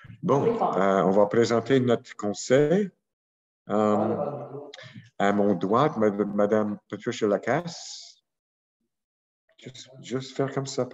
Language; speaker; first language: French; non-native, local second language; English